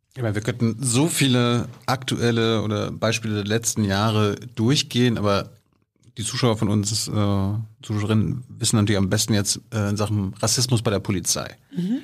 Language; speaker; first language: German; native; German